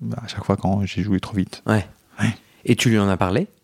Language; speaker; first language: French; non-native, fluent; Chinese